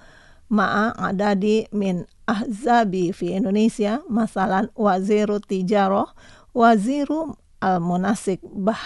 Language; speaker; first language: Arabic; non-native, fluent; Indonesian